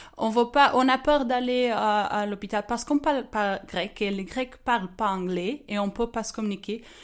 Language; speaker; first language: French; non-native, fluent; Portuguese